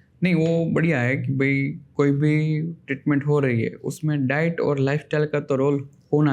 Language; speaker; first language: Hindi; non-native, local second language; Gujarati